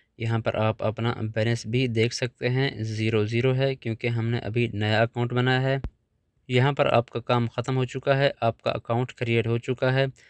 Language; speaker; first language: Urdu; non-native, local second language; Punjabi